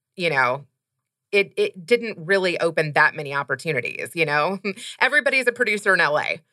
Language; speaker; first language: English; native; English